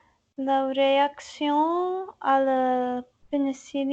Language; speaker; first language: French; non-native, learner; English